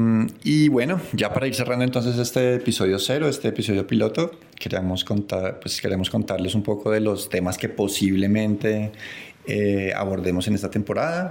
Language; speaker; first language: Spanish; native; Spanish